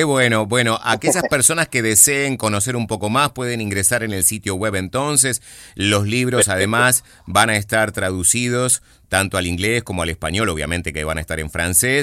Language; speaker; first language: Spanish; native; Spanish